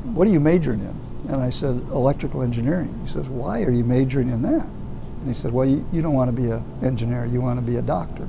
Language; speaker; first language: English; native; English